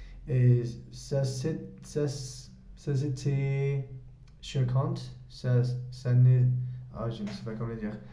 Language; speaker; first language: French; non-native, learner; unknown